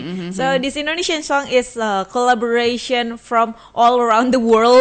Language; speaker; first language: English; non-native, fluent; Indonesian